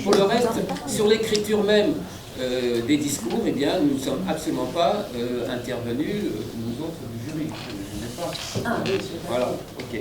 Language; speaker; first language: French; native; French